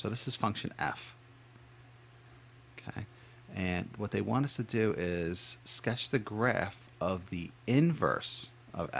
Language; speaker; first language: English; native; English